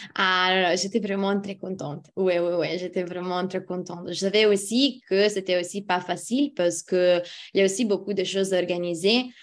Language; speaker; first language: French; non-native, fluent; Italian